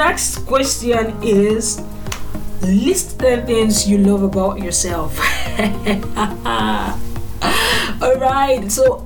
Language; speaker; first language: English; non-native, local second language; Igbo